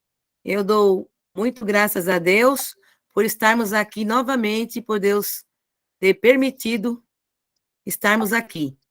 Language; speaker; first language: Portuguese; native; Portuguese